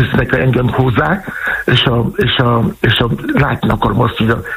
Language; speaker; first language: Hungarian; non-native, fluent; Yoruba